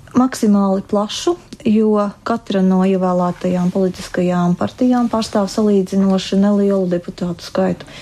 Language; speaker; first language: Latvian; native; Latvian